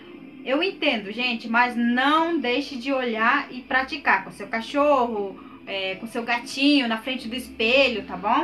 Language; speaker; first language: Portuguese; non-native, local second language; Guarani